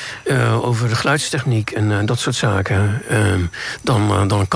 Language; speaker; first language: Dutch; native; Dutch